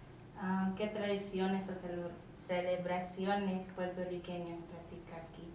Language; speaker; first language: Spanish; non-native, learner; English